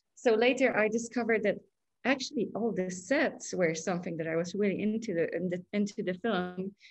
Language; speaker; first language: English; non-native, fluent; Polish